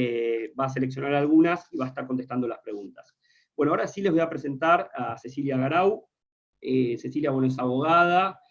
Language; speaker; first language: Spanish; native; Spanish